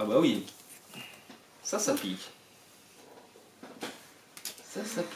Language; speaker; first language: French; native; French